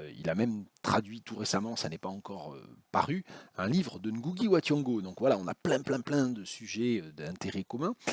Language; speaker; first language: French; native; French